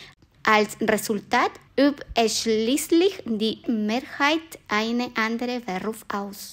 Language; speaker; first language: German; non-native, fluent; Spanish